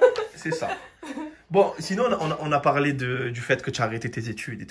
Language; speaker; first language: French; native; French